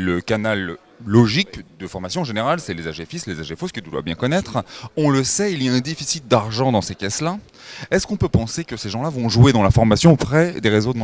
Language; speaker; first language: French; native; French